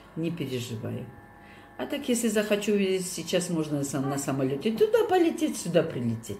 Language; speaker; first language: Russian; non-native, local second language; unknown